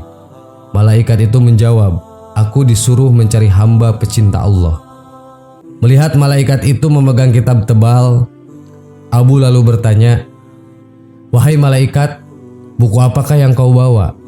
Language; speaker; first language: Indonesian; native; Indonesian